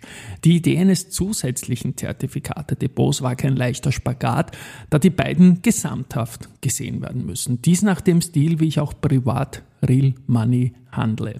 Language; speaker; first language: German; native; German